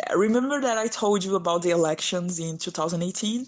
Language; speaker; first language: English; non-native, fluent; Portuguese